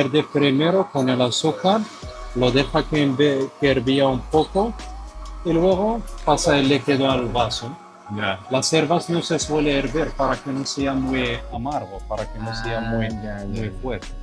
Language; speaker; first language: Spanish; non-native, fluent; Arabic